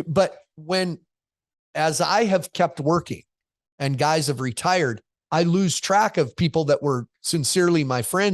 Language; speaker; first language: English; native; English